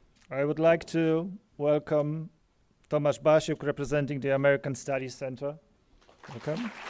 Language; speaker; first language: English; non-native, fluent; Polish